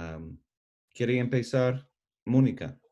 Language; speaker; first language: Spanish; non-native, learner; English